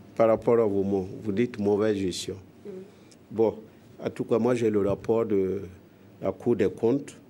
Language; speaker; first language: French; non-native, local second language; Mossi